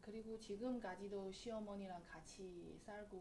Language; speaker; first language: Korean; non-native, learner; Chinese